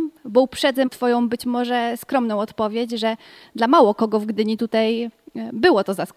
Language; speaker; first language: Polish; native; Polish